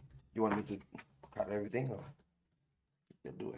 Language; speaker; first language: English; non-native, learner; Thai